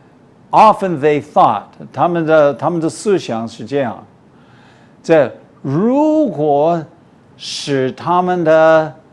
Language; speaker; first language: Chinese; non-native, fluent; English